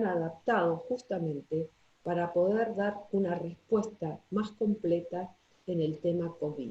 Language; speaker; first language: Spanish; native; Spanish